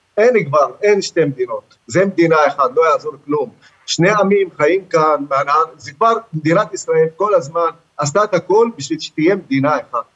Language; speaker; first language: Hebrew; non-native, local second language; Arabic